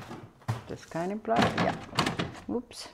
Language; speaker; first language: German; non-native, fluent; Italian